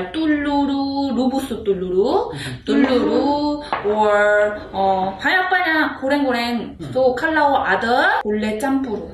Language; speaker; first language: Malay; non-native, learner; Korean